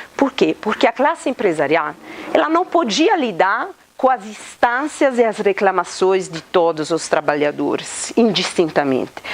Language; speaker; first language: Portuguese; non-native, fluent; Italian